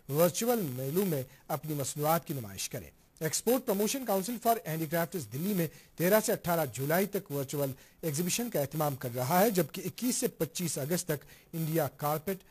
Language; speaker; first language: Urdu; non-native, local second language; Kashmiri